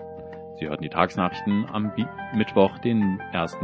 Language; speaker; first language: German; native; German